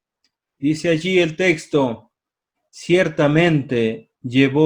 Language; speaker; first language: Spanish; native; Spanish